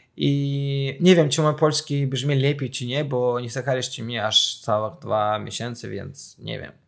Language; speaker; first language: Polish; non-native, fluent; Azerbaijani